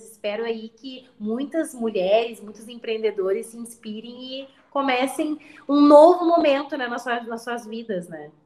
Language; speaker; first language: Portuguese; native; Portuguese